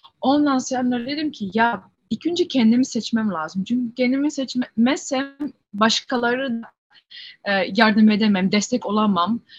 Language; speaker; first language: Turkish; early bilingual, heritage; Turkish